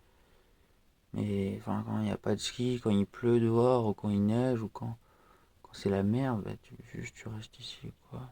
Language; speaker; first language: French; native; French